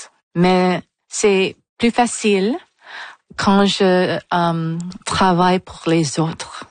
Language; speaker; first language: French; non-native, local second language; English